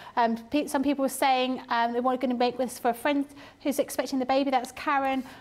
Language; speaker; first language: English; native; English